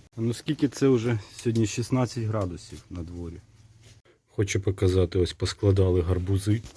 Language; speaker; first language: Ukrainian; native; Ukrainian